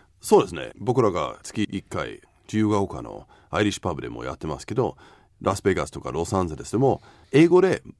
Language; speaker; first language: Japanese; non-native, fluent; English